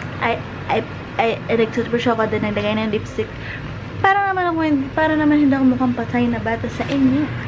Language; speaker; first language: Filipino; native; Filipino